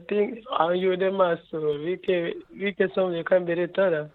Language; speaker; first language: Swedish; non-native, learner; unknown